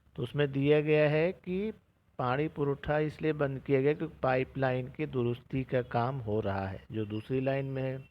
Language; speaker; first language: Hindi; non-native, local second language; Marathi